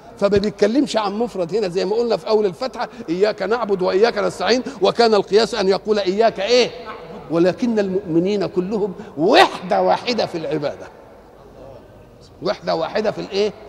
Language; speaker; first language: Arabic; native; Arabic